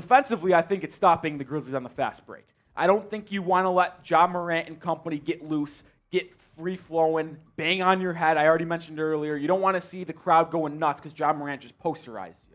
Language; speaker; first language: English; native; English